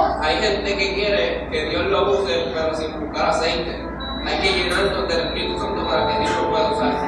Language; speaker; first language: Spanish; native; Spanish